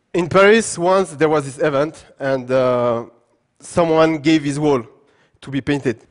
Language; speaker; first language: English; non-native, fluent; French